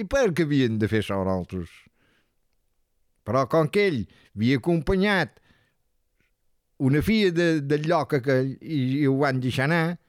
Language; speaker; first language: Catalan; native; Catalan